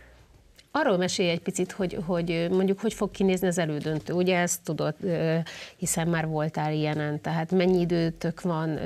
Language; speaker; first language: Hungarian; native; Hungarian